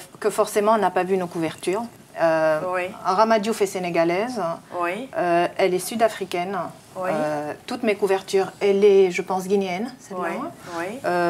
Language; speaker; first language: French; native; French